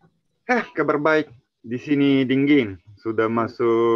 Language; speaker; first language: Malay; non-native, learner; Italian